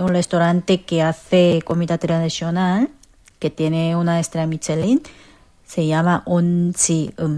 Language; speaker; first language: Spanish; non-native, fluent; Korean